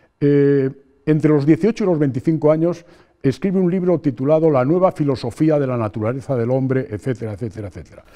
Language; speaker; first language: Spanish; native; Spanish